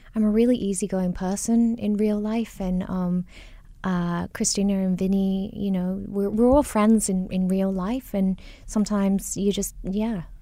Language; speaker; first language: English; native; English